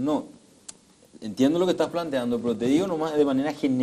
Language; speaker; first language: Spanish; native; Spanish